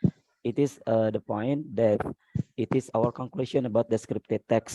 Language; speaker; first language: English; non-native, learner; Indonesian